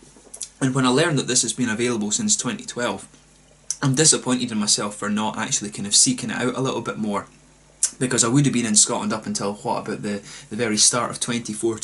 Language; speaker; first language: English; native; English